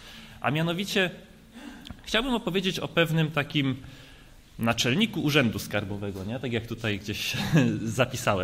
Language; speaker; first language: Polish; native; Polish